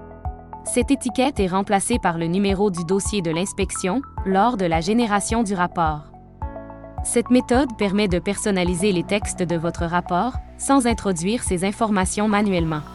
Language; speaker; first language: French; native; French